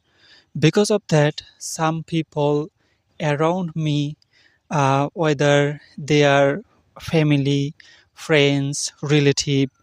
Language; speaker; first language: English; non-native, learner; Bangla